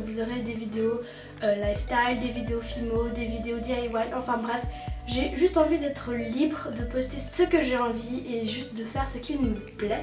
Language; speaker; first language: French; native; French